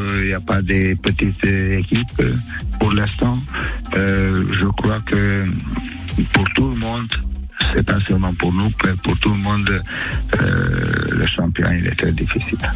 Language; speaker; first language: French; non-native, fluent; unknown